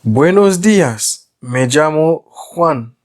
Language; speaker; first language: Spanish; non-native, learner; Haitian Creole